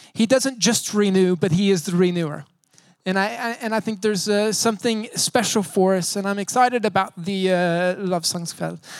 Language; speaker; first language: English; native; English